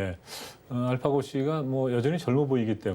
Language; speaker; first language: Korean; native; Korean